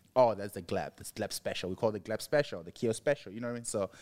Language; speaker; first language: English; non-native, local second language; Tswana